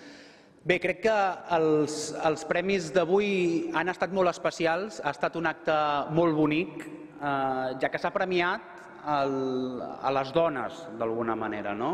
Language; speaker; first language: Catalan; native; Catalan